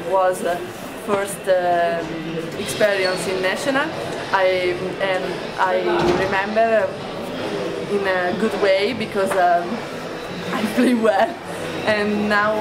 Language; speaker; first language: English; non-native, learner; Italian